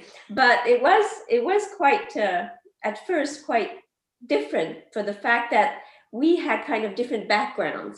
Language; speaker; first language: English; non-native, fluent; French